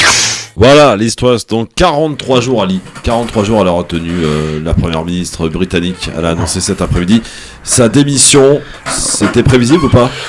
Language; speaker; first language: French; native; French